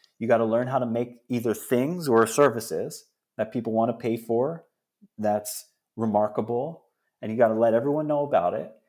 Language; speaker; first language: English; early bilingual, other home language; Italian